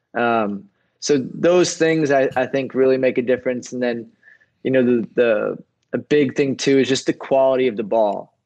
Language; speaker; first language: English; native; English